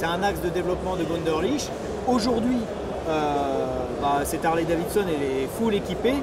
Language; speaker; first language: French; native; French